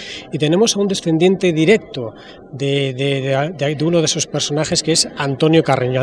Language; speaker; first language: Spanish; native; Spanish